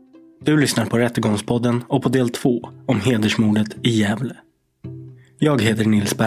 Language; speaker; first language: Swedish; native; Swedish